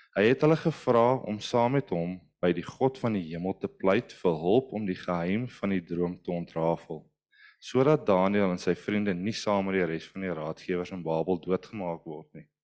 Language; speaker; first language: Afrikaans; non-native, local second language; English